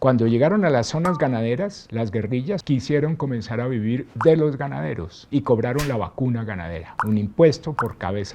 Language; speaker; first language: Spanish; native; Spanish